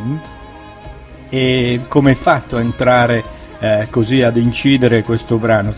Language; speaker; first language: Italian; native; Italian